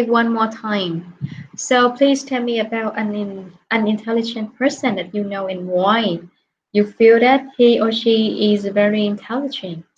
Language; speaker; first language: English; non-native, fluent; Vietnamese